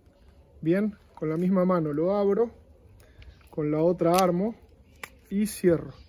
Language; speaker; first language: Spanish; native; Spanish